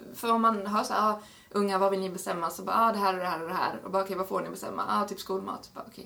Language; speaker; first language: Swedish; native; Swedish